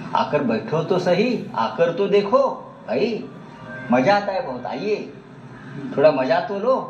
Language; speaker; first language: Hindi; non-native, local second language; Marathi